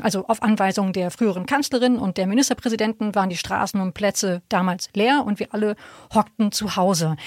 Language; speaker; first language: German; native; German